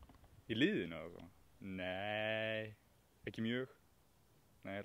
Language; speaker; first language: Icelandic; non-native, learner; Swedish